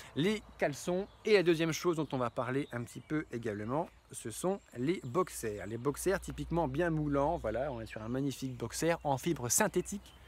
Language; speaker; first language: French; native; French